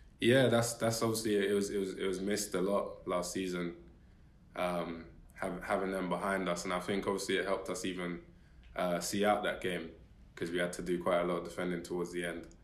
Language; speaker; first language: English; native; English